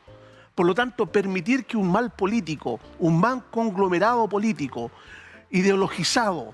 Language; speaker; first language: Spanish; native; Spanish